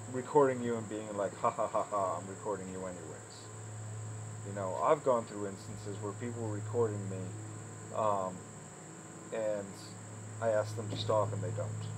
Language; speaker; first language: English; native; English